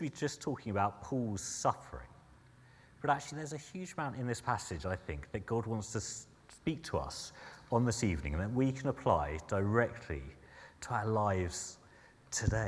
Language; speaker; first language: English; native; English